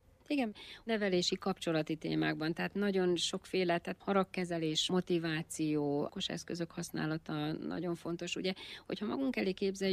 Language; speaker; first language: Hungarian; native; Hungarian